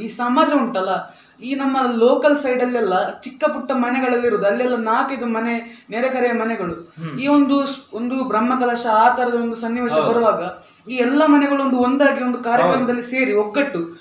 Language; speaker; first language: Kannada; native; Kannada